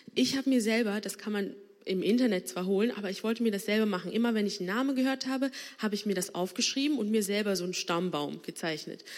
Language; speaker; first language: German; native; German